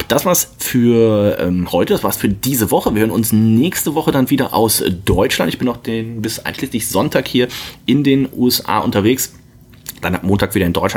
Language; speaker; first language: German; native; German